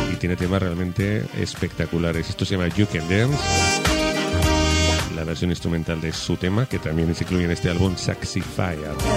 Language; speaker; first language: Spanish; native; Spanish